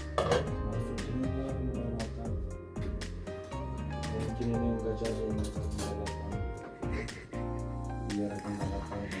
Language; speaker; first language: Indonesian; non-native, learner; Turkish